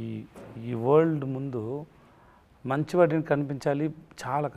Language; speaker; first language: Telugu; non-native, learner; Tamil